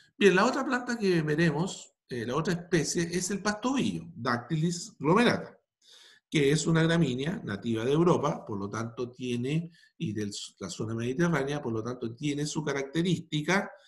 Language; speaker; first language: Spanish; native; Spanish